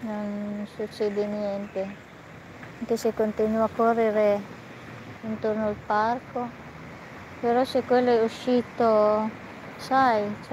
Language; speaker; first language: Italian; non-native, fluent; Filipino